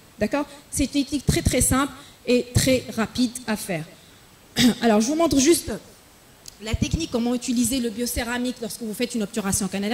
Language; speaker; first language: French; non-native, local second language; Arabic